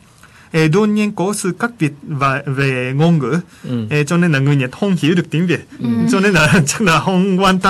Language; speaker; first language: Vietnamese; non-native, fluent; Japanese